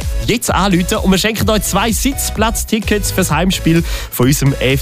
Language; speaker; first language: German; native; German